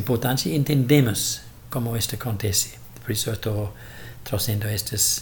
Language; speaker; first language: Portuguese; non-native, fluent; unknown